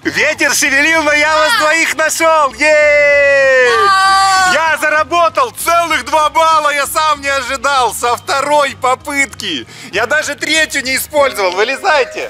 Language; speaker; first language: Russian; native; Russian